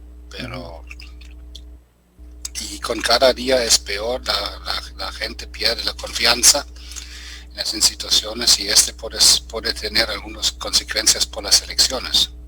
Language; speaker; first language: Spanish; non-native, fluent; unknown